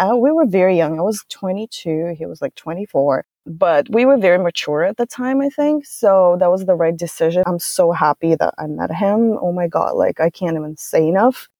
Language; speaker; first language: English; non-native, fluent; Russian